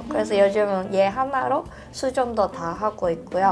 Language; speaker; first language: Korean; non-native, fluent; Japanese